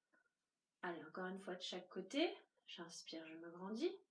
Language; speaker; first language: French; native; French